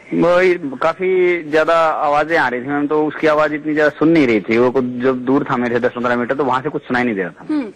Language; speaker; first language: Hindi; native; Hindi